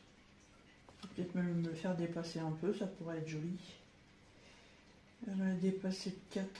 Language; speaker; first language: French; native; French